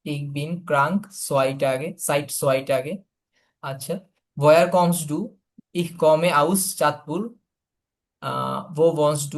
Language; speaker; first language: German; non-native, learner; Bangla